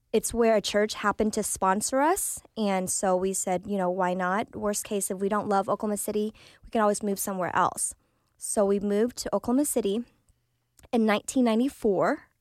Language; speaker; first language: English; early bilingual, other home language; Vietnamese